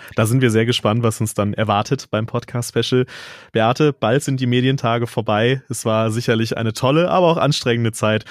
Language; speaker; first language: German; native; German